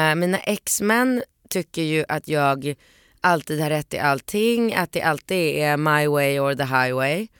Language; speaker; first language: Swedish; early bilingual, other home language; Polish